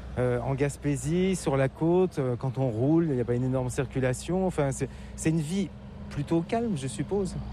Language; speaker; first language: French; native; French